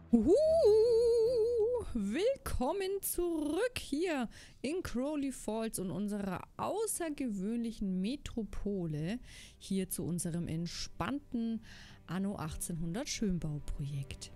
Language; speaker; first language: German; native; German